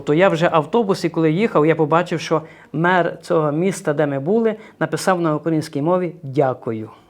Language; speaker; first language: Ukrainian; native; Ukrainian